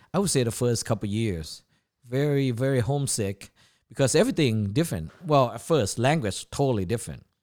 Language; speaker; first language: English; non-native, learner; Thai